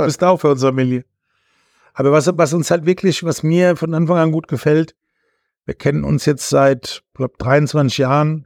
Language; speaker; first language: German; native; German